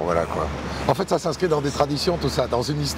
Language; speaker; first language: French; native; French